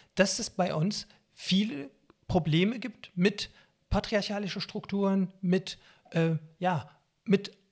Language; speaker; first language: German; non-native, fluent; Arabic